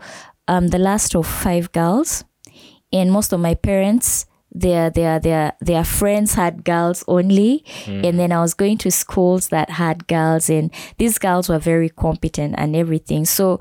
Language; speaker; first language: English; non-native, local second language; Ganda